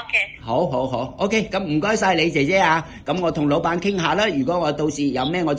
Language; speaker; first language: Cantonese; native; Cantonese